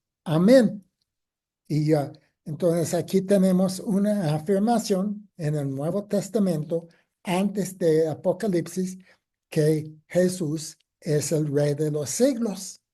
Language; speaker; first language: Spanish; non-native, fluent; English